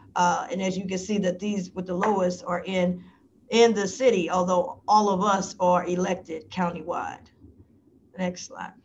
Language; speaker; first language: English; native; English